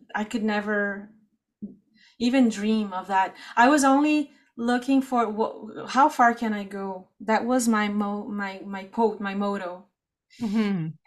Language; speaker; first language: English; non-native, fluent; Portuguese